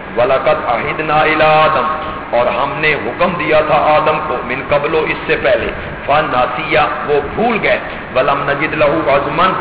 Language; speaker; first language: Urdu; non-native, local second language; Punjabi